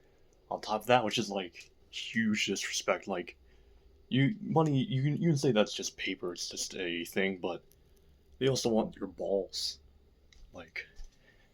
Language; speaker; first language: English; native; English